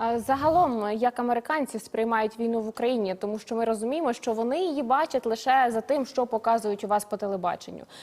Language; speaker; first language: Ukrainian; native; Ukrainian